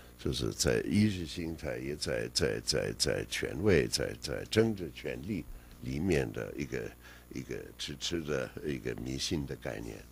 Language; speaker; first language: Chinese; non-native, fluent; German